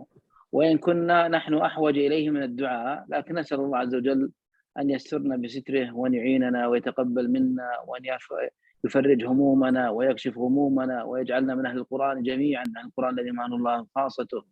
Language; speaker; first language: Arabic; native; Arabic